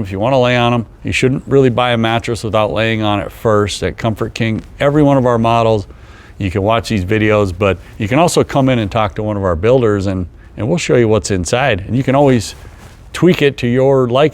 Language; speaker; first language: English; native; English